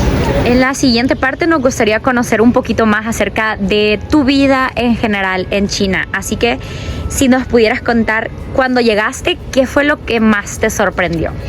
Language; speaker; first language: Spanish; native; Spanish